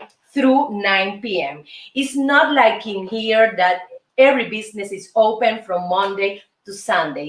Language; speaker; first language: English; non-native, fluent; Spanish